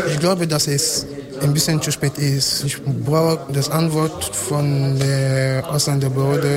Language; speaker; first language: German; non-native, learner; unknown